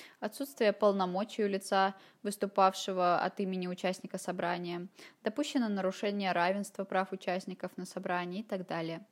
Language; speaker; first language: Russian; native; Russian